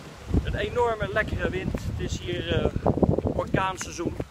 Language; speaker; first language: Dutch; native; Dutch